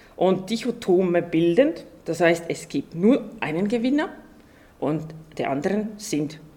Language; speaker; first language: German; non-native, fluent; Estonian